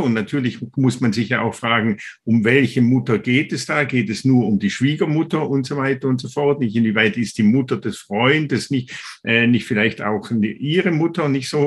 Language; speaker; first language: German; native; German